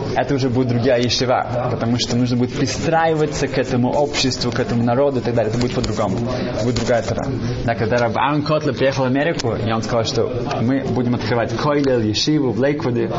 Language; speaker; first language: Russian; early bilingual, heritage; Russian